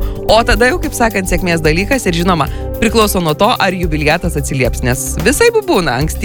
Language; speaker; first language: Lithuanian; native; Lithuanian